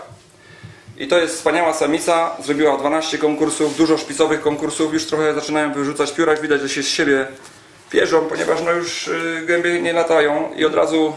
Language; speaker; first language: Polish; native; Polish